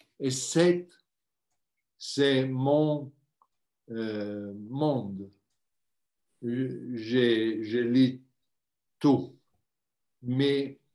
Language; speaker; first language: French; non-native, learner; Italian